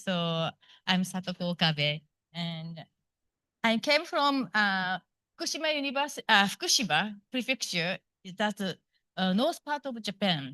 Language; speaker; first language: English; non-native, fluent; Japanese